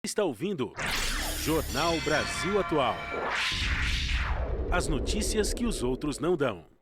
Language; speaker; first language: Portuguese; native; Portuguese